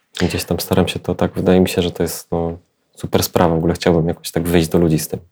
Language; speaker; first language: Polish; native; Polish